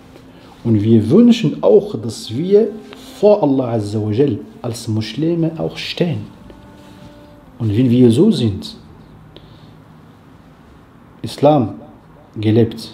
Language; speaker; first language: German; non-native, fluent; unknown